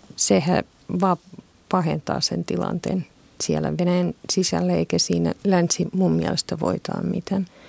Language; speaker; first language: Finnish; non-native, fluent; Russian